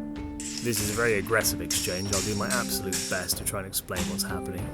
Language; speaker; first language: English; native; English